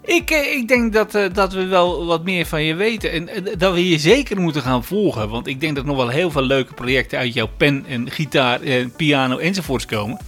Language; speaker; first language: Dutch; native; Dutch